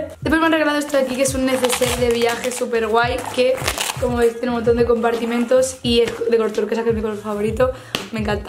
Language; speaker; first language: Spanish; native; Spanish